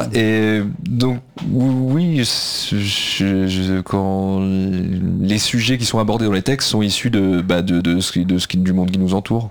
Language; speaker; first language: French; native; French